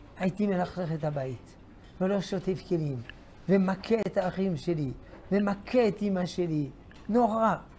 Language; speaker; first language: Hebrew; non-native, fluent; French